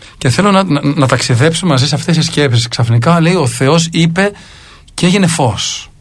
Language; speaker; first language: Greek; native; Greek